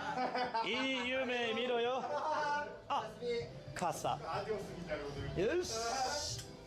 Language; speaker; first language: Japanese; non-native, learner; English